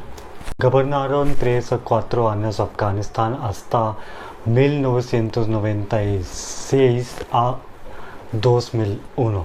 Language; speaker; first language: Spanish; non-native, learner; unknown